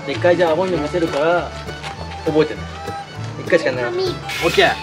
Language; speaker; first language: Japanese; native; Japanese